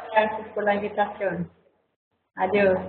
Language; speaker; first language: Spanish; non-native, fluent; Portuguese